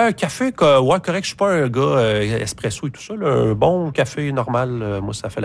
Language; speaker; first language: French; native; French